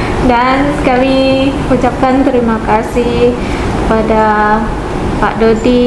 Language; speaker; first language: Indonesian; non-native, fluent; Malay